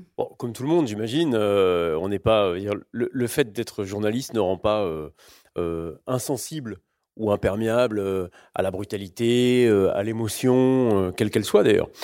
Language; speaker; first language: French; native; French